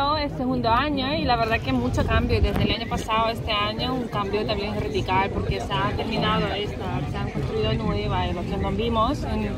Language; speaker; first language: Spanish; non-native, learner; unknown